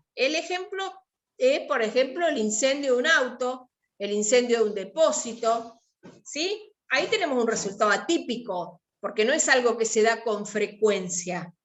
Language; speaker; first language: Spanish; native; Spanish